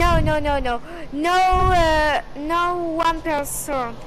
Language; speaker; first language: English; non-native, learner; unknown